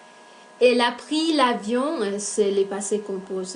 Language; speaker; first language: French; non-native, fluent; Spanish